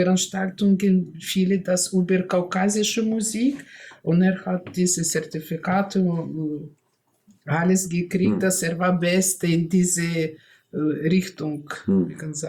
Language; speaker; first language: German; non-native, learner; Russian